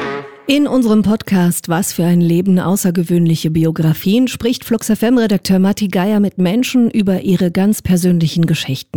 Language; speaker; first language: German; native; German